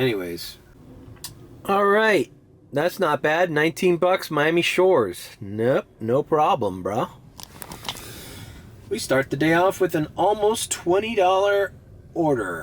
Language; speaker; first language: English; early bilingual, other home language; Spanish